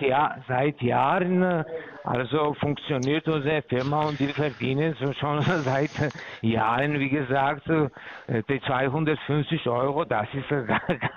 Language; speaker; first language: German; non-native, fluent; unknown